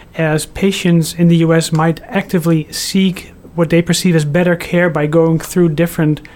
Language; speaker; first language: English; non-native, fluent; Dutch